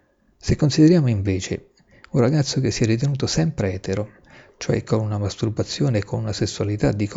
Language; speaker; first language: Italian; native; Italian